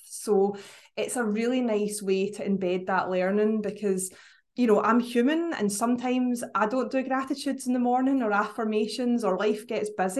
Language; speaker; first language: English; native; English